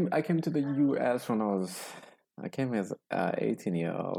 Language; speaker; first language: English; non-native, local second language; Zulu